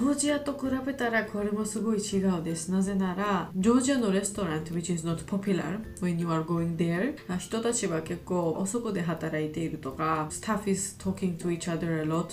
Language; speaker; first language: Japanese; non-native, learner; Georgian